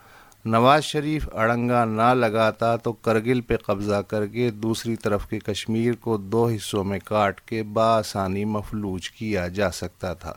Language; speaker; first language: Urdu; native; Urdu